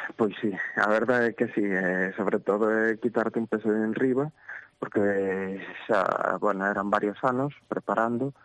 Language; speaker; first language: Galician; native; Galician